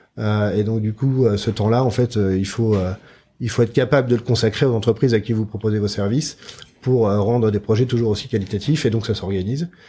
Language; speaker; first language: French; native; French